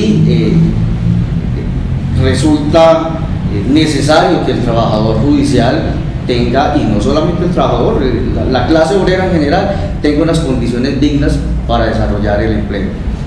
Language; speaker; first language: Spanish; native; Spanish